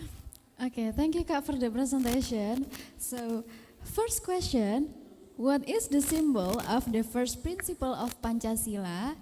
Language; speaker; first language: English; non-native, fluent; Indonesian